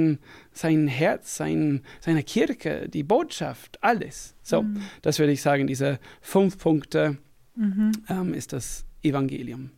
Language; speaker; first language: German; non-native, fluent; English